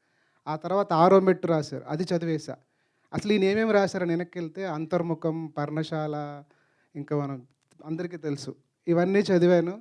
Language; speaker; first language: Telugu; native; Telugu